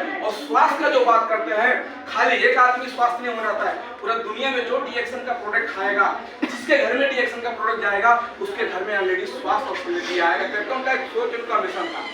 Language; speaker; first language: Hindi; native; Hindi